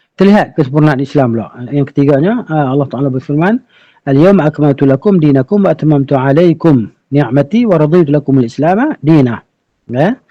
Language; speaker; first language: Malay; native; Malay